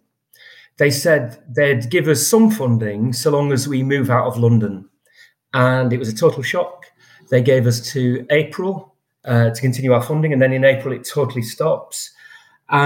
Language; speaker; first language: English; native; English